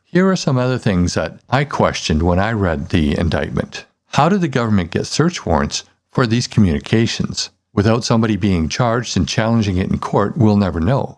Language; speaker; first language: English; native; English